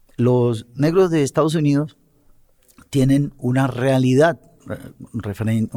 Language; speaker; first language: Spanish; native; Spanish